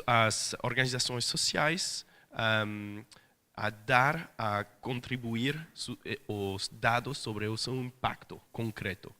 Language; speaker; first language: Portuguese; non-native, fluent; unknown